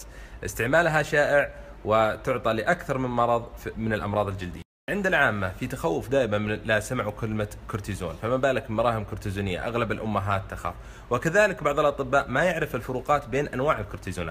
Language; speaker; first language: Arabic; native; Arabic